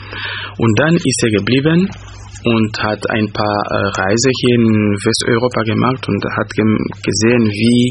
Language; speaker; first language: German; non-native, fluent; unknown